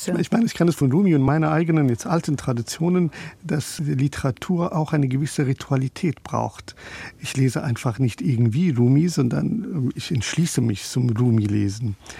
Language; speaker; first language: German; non-native, fluent; Persian